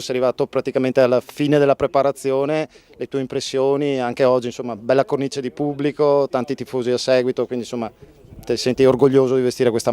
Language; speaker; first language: Italian; native; Italian